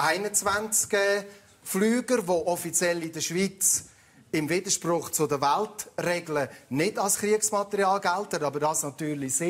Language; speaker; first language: German; native; German